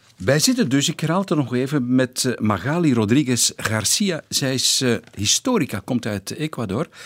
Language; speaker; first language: Dutch; native; Dutch